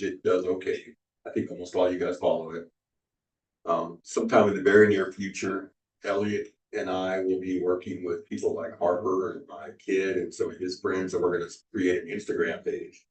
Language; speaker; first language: English; native; English